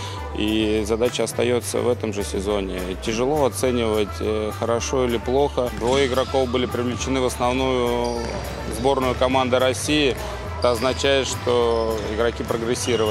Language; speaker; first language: Russian; native; Russian